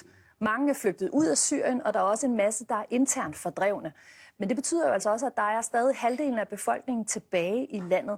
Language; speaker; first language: Danish; native; Danish